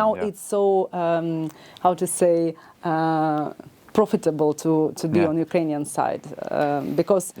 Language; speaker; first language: English; non-native, learner; Ukrainian